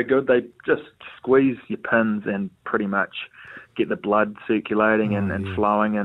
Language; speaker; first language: English; native; English